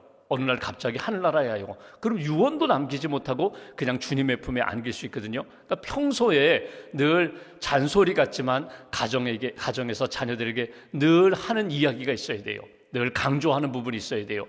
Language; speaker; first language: Korean; native; Korean